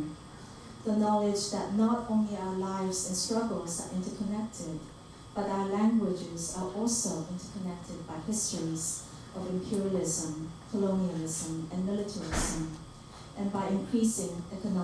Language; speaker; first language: English; early bilingual, other home language; Korean